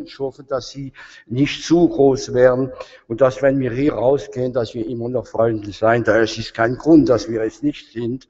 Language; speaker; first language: German; non-native, fluent; French